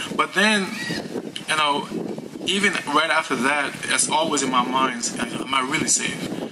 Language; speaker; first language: English; non-native, fluent; Haitian Creole